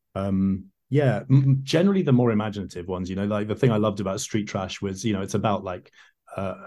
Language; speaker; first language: English; native; English